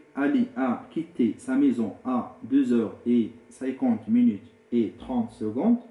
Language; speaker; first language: French; non-native, local second language; Arabic